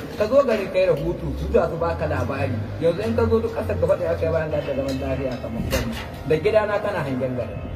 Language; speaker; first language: Hausa; non-native, local second language; Fula